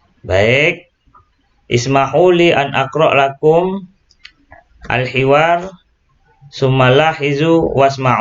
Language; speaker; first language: Arabic; non-native, fluent; Indonesian